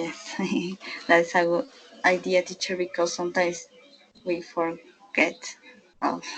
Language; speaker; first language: English; non-native, learner; Spanish